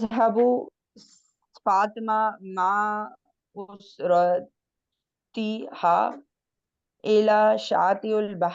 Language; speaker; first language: Arabic; non-native, learner; Hindi